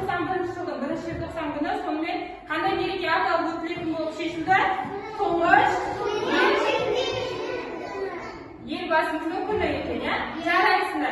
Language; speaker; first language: Kazakh; native; Kazakh